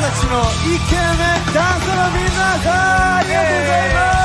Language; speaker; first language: Japanese; non-native, learner; Korean